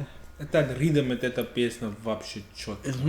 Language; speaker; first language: Russian; non-native, learner; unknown